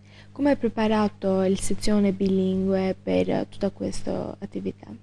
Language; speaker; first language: Italian; non-native, learner; Albanian